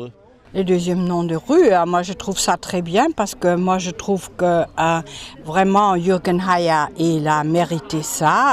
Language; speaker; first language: French; non-native, fluent; German